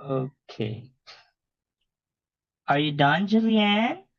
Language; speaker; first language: English; non-native, fluent; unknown